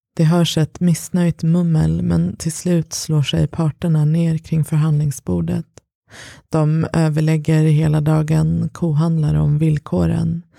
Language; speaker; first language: Swedish; early bilingual, other home language; Persian